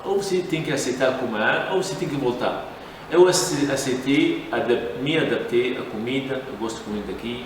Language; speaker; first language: Portuguese; non-native, learner; Arabic